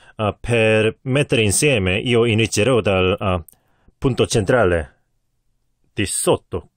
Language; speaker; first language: Italian; non-native, learner; Korean